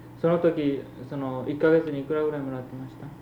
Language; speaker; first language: Japanese; early bilingual, heritage; Japanese